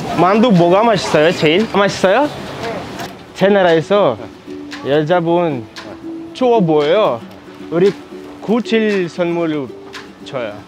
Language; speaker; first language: Korean; non-native, learner; Ukrainian